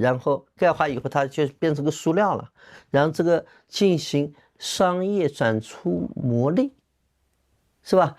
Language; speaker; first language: Chinese; native; Chinese